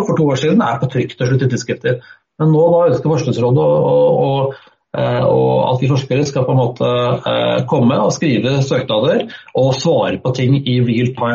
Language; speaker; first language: Norwegian; native; Norwegian